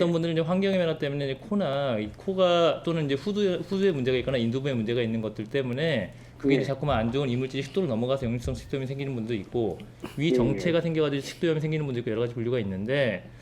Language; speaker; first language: Korean; native; Korean